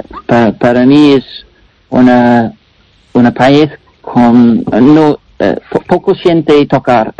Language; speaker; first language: Spanish; non-native, learner; English